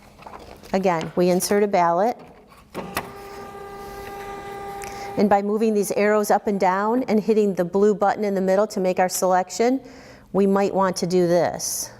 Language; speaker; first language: English; native; English